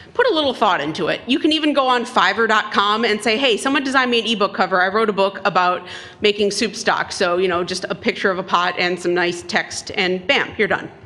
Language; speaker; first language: English; native; English